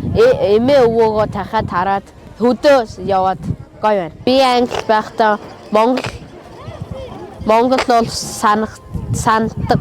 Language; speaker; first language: Mongolian; early bilingual, heritage; Mongolian